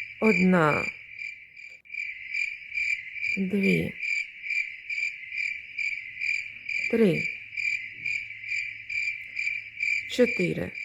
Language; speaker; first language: Ukrainian; native; Ukrainian